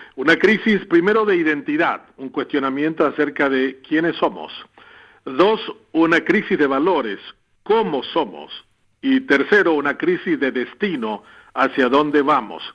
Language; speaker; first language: Spanish; non-native, local second language; Guarani